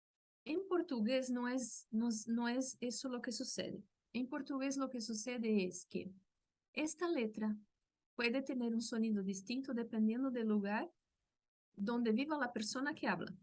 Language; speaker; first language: Spanish; non-native, fluent; Portuguese